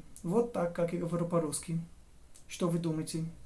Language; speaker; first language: Russian; non-native, fluent; Portuguese